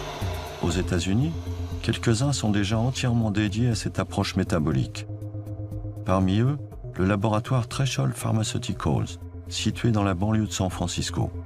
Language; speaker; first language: French; native; French